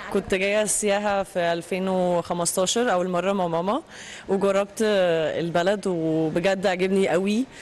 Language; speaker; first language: Arabic; non-native, fluent; Danish